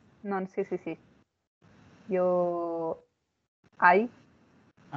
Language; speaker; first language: Italian; non-native, learner; Spanish